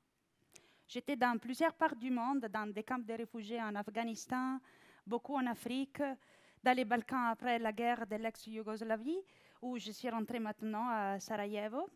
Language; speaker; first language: French; non-native, fluent; Italian